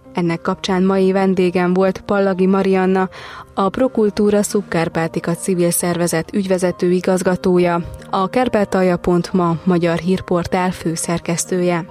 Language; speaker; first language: Hungarian; native; Hungarian